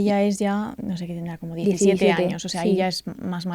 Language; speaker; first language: Spanish; native; Spanish